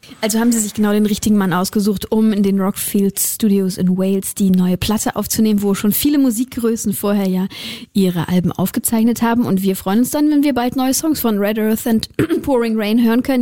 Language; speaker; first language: German; native; German